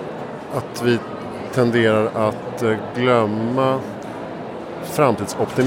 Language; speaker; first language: Swedish; native; Swedish